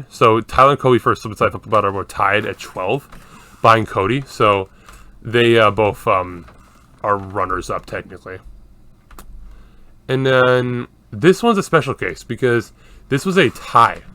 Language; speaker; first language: English; native; English